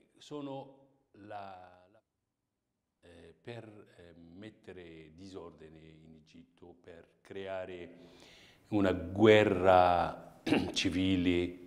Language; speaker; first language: Italian; non-native, fluent; Arabic